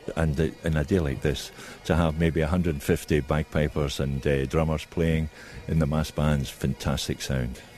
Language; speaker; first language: English; native; English